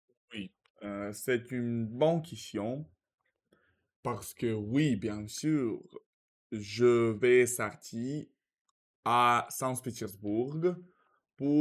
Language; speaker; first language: French; non-native, learner; Russian